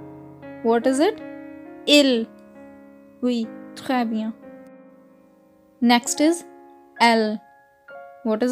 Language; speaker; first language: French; non-native, fluent; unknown